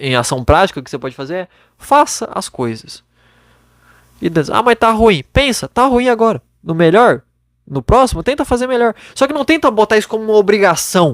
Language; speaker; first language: Portuguese; native; Portuguese